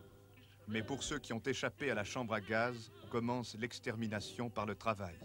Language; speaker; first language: French; native; French